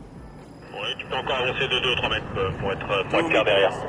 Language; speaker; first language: French; native; French